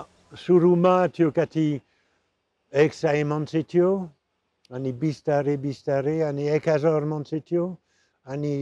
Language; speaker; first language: Nepali; non-native, learner; French